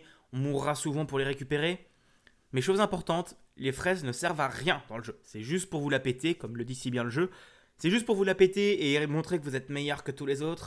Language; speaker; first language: French; native; French